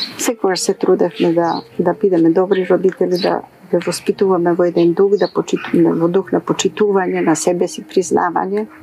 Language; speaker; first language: Macedonian; early bilingual, heritage; Macedonian